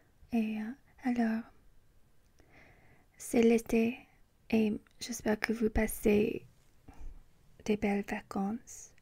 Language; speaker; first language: French; non-native, learner; English